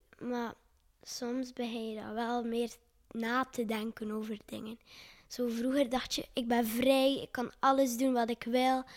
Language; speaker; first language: Dutch; native; Dutch